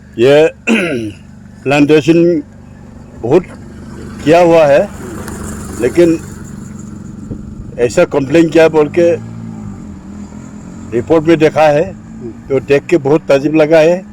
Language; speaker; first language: Hindi; non-native, local second language; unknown